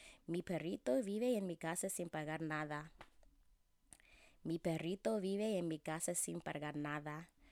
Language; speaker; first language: Spanish; non-native, fluent; English